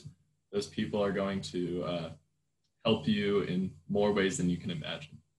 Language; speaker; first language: English; native; English